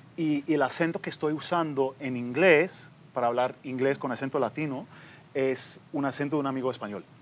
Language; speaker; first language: Spanish; non-native, fluent; English